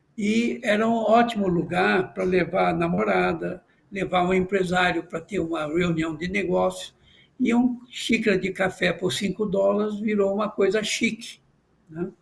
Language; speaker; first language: Portuguese; non-native, fluent; Chinese